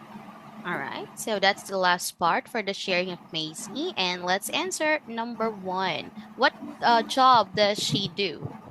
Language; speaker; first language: English; non-native, fluent; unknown